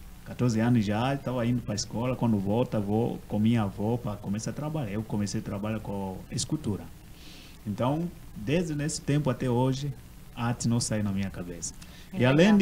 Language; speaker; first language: Portuguese; non-native, learner; Swahili